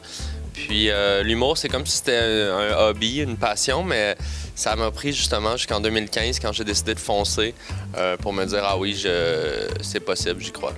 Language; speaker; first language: French; native; French